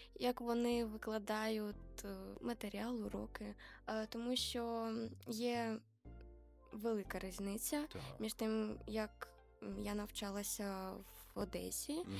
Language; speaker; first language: Ukrainian; non-native, local second language; Romanian